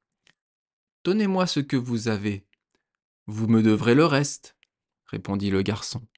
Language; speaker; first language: French; native; French